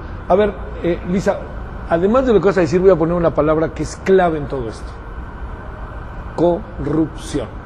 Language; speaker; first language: Spanish; native; Spanish